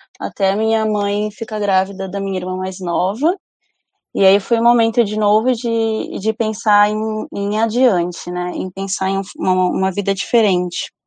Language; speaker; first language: Portuguese; early bilingual, other home language; Spanish